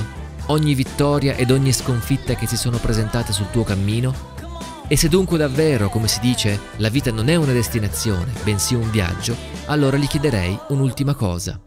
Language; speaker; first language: Italian; native; Italian